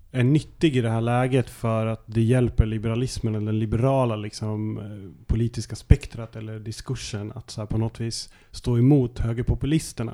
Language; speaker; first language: Swedish; native; Swedish